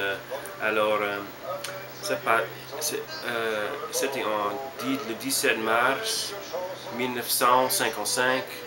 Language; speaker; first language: French; non-native, learner; English